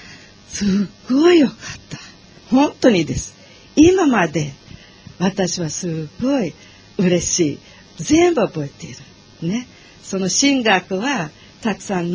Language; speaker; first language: Japanese; non-native, learner; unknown